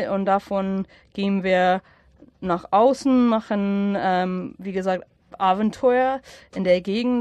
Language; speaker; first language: German; non-native, fluent; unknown